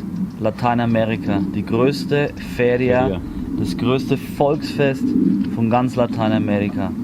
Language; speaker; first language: German; native; German